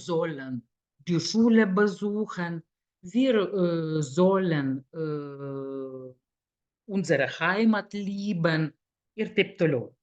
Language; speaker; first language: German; non-native, fluent; Lithuanian